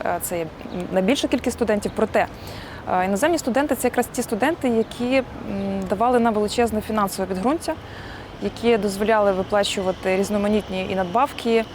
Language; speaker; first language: Ukrainian; native; Ukrainian